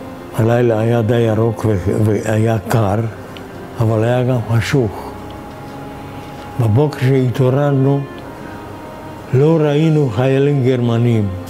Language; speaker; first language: Hebrew; non-native, fluent; Hungarian